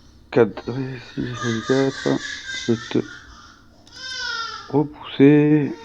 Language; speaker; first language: French; native; French